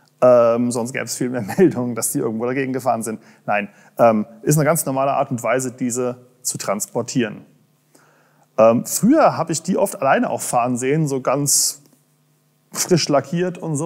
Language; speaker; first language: German; native; German